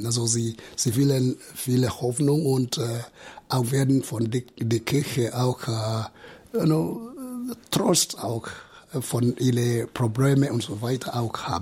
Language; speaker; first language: German; non-native, fluent; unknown